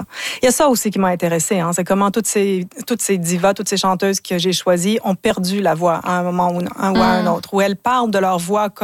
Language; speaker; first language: French; native; French